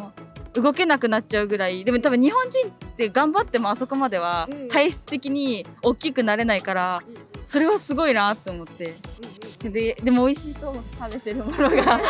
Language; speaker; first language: Japanese; native; Japanese